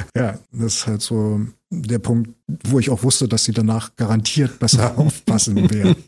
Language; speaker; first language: German; native; German